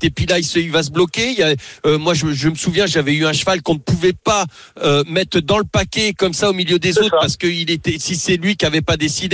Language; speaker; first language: French; native; French